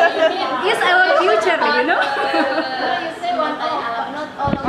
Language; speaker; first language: English; non-native, learner; Indonesian